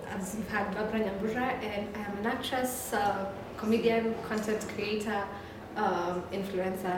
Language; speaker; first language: English; non-native, local second language; Swahili